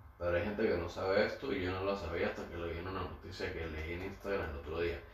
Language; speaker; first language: Spanish; native; Spanish